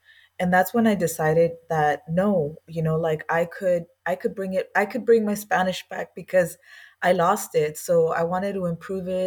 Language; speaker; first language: English; native; English